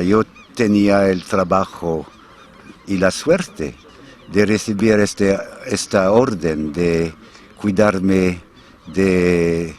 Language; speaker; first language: Spanish; non-native, fluent; English